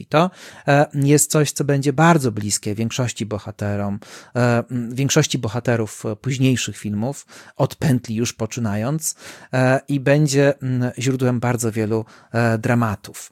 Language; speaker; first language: Polish; native; Polish